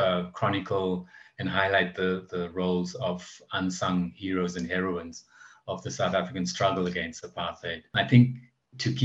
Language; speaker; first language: English; native; English